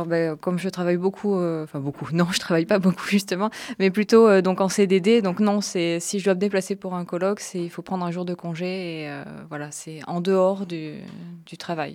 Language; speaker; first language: French; native; French